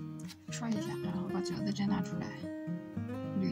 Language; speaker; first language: Chinese; native; Chinese